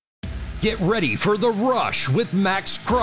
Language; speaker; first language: English; native; English